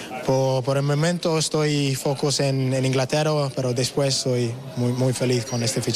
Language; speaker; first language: Spanish; non-native, learner; English